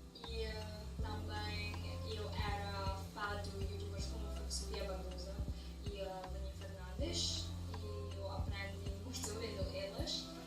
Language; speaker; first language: Portuguese; non-native, learner; English